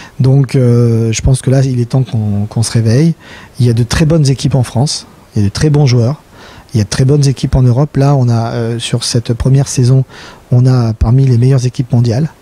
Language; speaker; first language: French; native; French